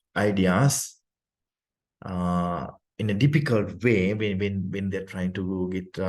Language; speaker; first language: English; non-native, local second language; Sinhala